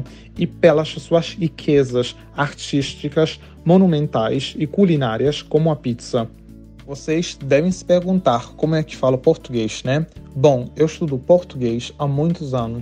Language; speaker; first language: Portuguese; non-native, fluent; Italian